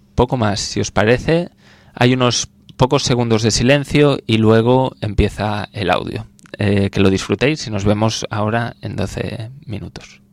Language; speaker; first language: Spanish; native; Spanish